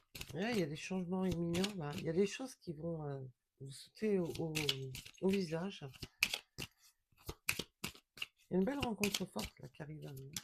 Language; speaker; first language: French; native; French